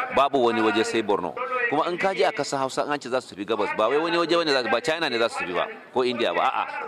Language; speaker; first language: Hausa; non-native, local second language; Kanuri